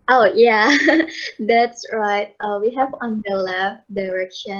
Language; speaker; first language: English; non-native, fluent; Indonesian